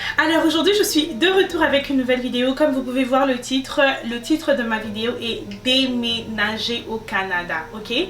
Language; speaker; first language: French; non-native, local second language; Lingala